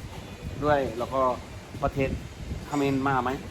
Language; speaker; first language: Thai; non-native, learner; Hindi